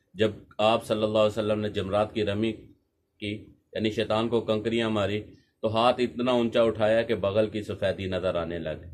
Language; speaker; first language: Urdu; non-native, local second language; Punjabi